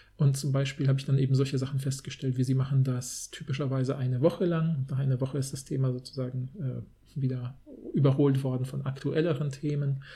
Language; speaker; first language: German; native; German